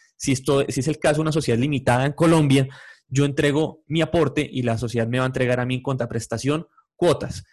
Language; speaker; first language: Spanish; native; Spanish